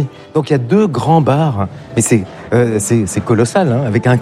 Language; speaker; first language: French; native; French